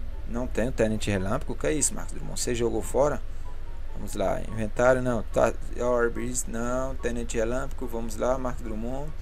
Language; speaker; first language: Portuguese; native; Portuguese